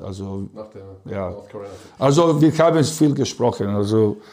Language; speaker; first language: German; non-native, learner; Serbian